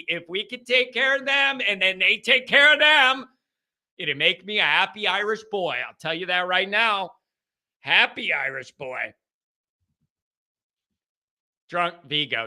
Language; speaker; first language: English; native; English